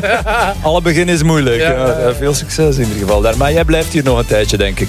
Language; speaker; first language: Dutch; native; Dutch